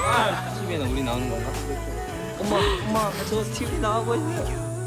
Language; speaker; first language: Korean; native; Korean